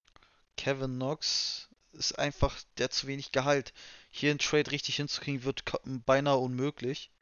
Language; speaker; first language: German; native; German